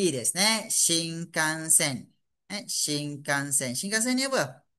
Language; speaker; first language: Japanese; non-native, fluent; Malay